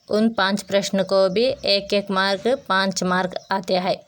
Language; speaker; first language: Hindi; non-native, local second language; Telugu